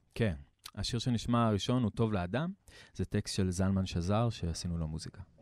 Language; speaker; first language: Hebrew; early bilingual, other home language; English